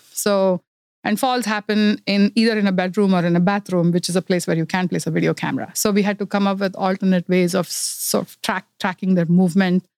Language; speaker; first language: English; non-native, local second language; Kannada